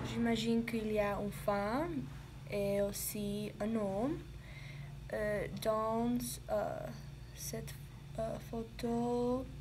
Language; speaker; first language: French; non-native, learner; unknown